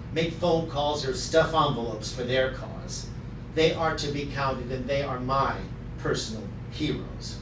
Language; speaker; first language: English; native; English